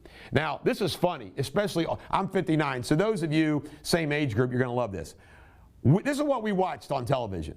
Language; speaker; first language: English; native; English